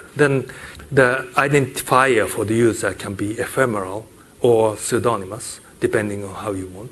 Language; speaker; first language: English; non-native, fluent; Japanese